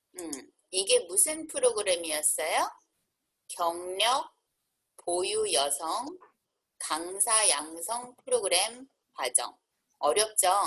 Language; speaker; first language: Korean; native; Korean